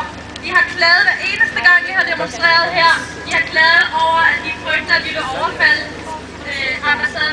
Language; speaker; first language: Danish; early bilingual, other home language; Persian